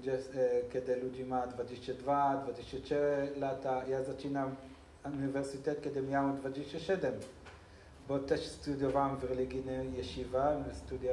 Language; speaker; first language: Polish; non-native, learner; Hebrew